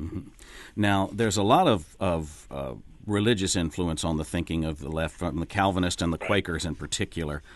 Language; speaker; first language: English; native; English